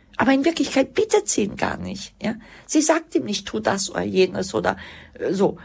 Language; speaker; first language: German; early bilingual, other home language; Croatian